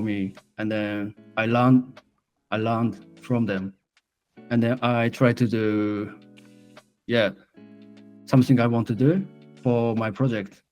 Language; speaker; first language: English; non-native, fluent; Japanese